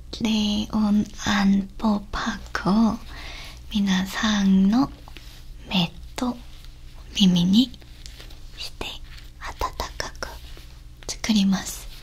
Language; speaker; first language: Japanese; non-native, learner; Korean